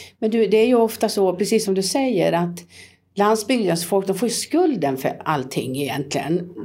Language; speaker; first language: Swedish; native; Swedish